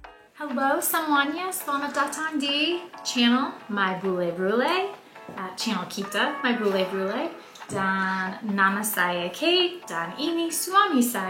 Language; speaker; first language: Indonesian; non-native, learner; English